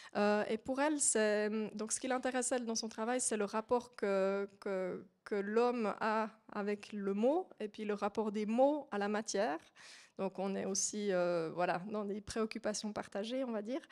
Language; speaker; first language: French; native; French